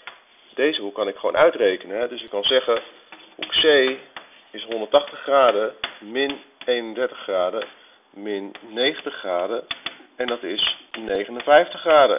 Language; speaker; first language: Dutch; native; Dutch